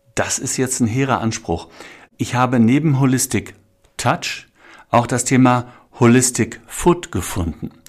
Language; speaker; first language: German; native; German